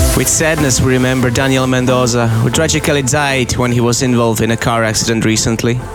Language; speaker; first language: English; non-native, fluent; Slovak